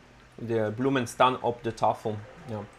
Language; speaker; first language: Dutch; non-native, learner; Italian